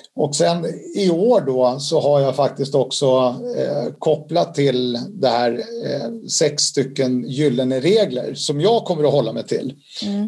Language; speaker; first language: Swedish; native; Swedish